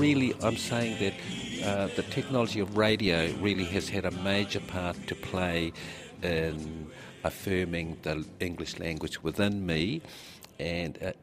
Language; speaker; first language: English; native; English